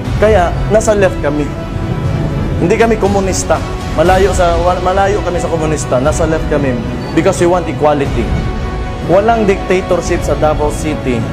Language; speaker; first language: Filipino; non-native, local second language; Cebuano